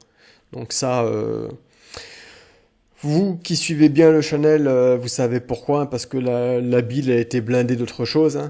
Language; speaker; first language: French; native; French